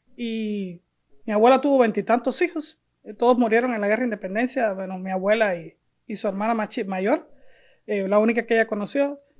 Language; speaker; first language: Spanish; native; Spanish